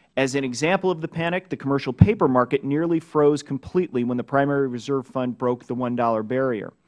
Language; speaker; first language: English; native; English